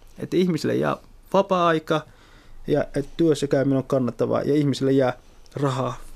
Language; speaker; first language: Finnish; early bilingual, other home language; Somali